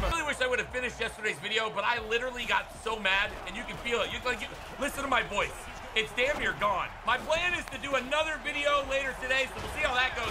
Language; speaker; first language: English; native; English